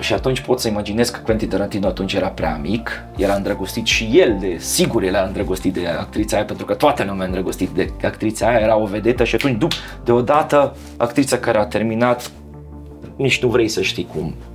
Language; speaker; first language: Romanian; non-native, fluent; Serbian